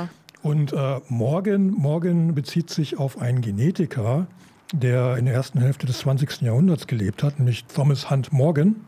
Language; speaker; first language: German; native; German